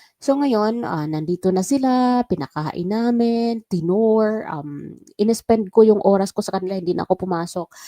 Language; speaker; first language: Filipino; non-native, local second language; Waray